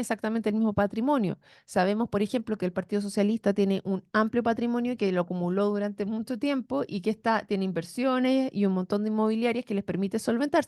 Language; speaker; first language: Spanish; native; Spanish